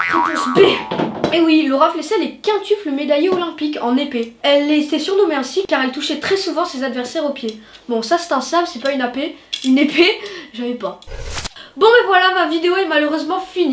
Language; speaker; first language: French; native; French